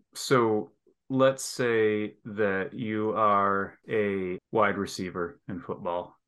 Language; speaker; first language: English; native; English